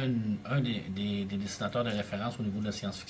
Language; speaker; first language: French; native; French